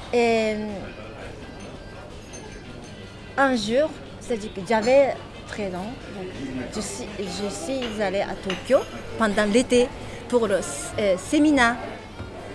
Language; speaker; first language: French; non-native, learner; Japanese